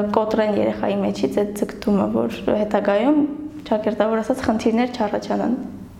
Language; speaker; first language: Armenian; non-native, local second language; Kurdish